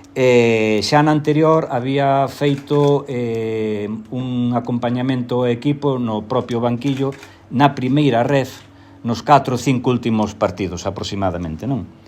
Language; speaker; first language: Galician; native; Galician